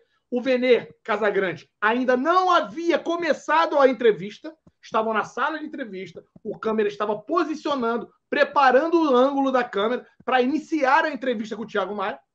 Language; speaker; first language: Portuguese; native; Portuguese